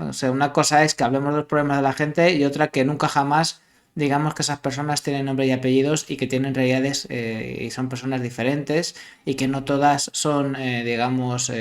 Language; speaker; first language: Spanish; native; Spanish